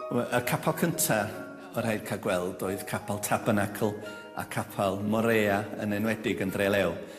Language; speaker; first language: Welsh; native; Welsh